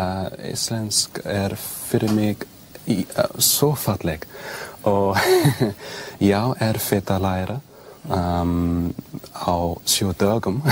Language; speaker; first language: Icelandic; non-native, learner; English